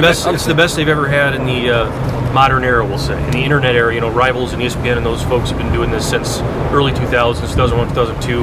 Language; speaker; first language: English; native; English